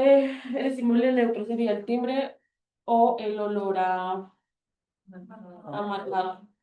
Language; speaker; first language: Spanish; native; Spanish